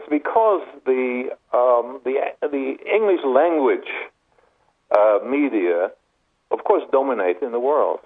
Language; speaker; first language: English; non-native, fluent; Dutch